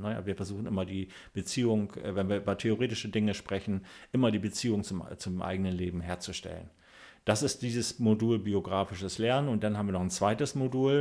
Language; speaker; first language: German; native; German